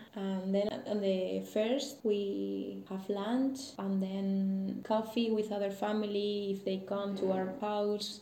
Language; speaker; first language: English; non-native, learner; Spanish